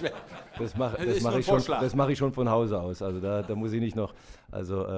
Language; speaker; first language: German; native; German